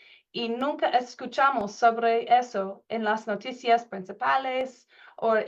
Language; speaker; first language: Spanish; non-native, learner; English